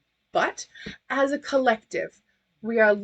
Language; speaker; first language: English; native; English